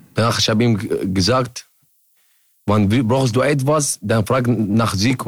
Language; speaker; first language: German; non-native, learner; Arabic